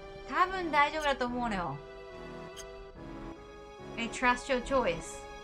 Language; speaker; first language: English; non-native, fluent; Japanese